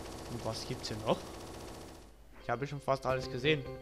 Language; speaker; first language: German; native; German